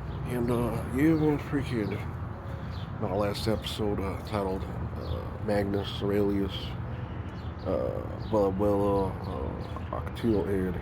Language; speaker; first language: English; native; English